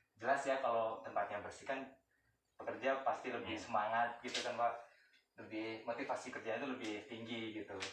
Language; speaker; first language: Indonesian; native; Indonesian